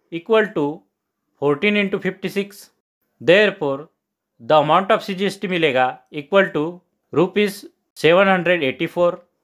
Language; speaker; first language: Hindi; non-native, local second language; Marathi